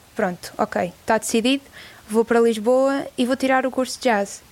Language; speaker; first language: Portuguese; native; Portuguese